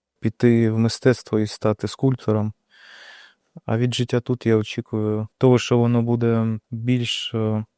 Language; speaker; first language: Ukrainian; non-native, local second language; Russian